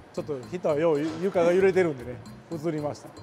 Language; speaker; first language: Japanese; native; Japanese